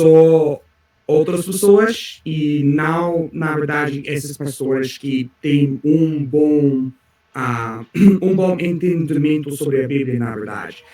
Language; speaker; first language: Portuguese; non-native, learner; English